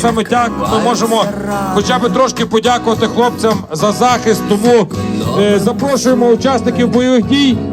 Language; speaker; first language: Ukrainian; native; Ukrainian